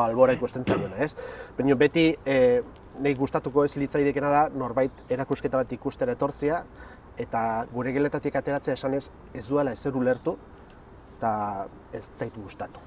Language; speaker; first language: Basque; native; Basque